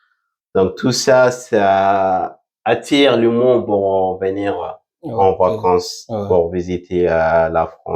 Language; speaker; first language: French; non-native, fluent; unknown